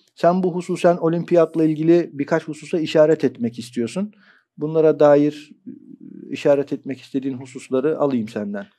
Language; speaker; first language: Turkish; native; Turkish